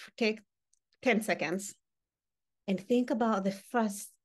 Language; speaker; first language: English; non-native, local second language; Kinyarwanda